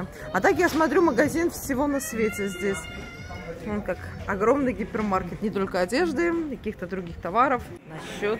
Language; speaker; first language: Russian; native; Russian